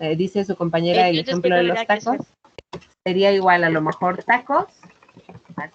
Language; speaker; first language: Spanish; native; Spanish